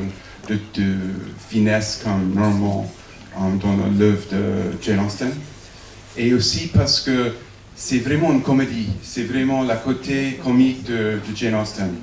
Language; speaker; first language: French; non-native, fluent; English